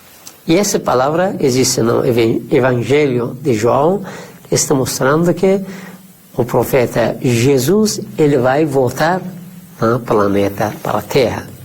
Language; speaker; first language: Portuguese; non-native, fluent; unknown